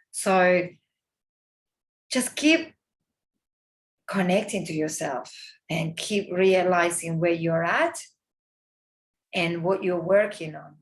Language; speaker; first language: English; non-native, fluent; Spanish